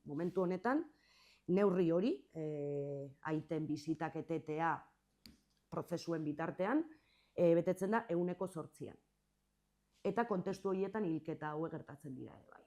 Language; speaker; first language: Basque; native; Basque